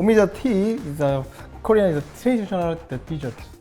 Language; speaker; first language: English; non-native, learner; Korean